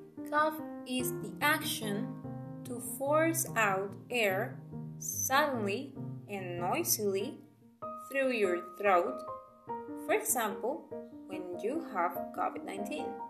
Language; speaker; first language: English; non-native, fluent; Spanish